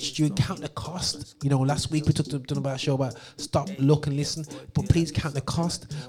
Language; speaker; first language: English; native; English